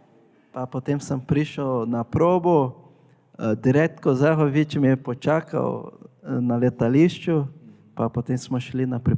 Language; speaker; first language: Slovenian; non-native, fluent; Portuguese